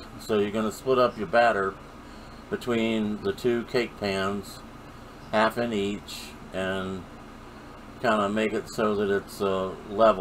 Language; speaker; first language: English; native; English